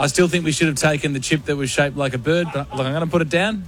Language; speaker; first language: English; native; English